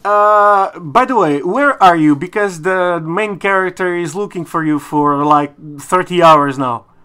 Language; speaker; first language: English; non-native, fluent; Portuguese